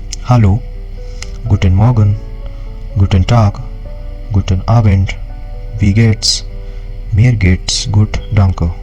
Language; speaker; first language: German; non-native, learner; Marathi